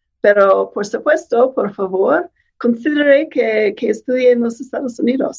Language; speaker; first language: Spanish; non-native, fluent; English